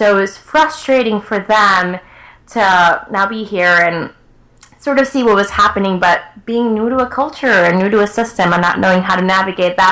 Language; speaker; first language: English; early bilingual, other home language; Spanish